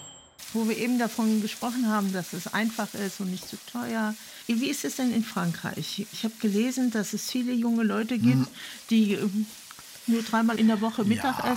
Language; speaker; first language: German; native; German